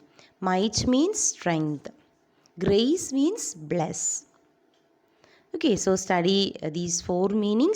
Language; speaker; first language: English; non-native, local second language; Malayalam